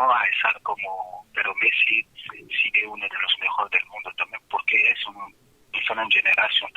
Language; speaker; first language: Spanish; non-native, fluent; French